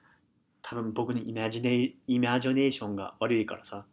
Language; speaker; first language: Japanese; non-native, fluent; English